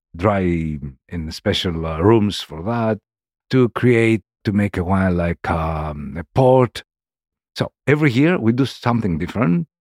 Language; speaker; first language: English; non-native, learner; Greek